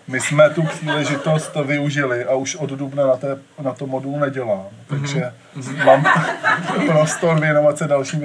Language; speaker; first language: Czech; native; Czech